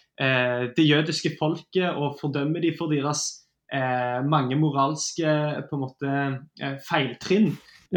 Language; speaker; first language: Norwegian; native; Norwegian